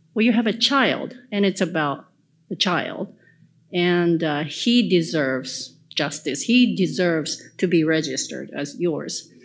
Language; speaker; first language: English; early bilingual, other home language; Korean